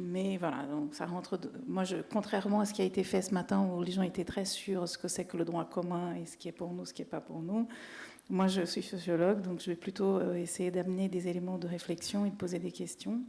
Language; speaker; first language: French; native; French